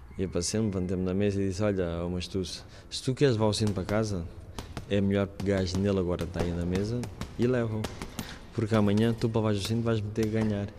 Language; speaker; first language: Portuguese; native; Portuguese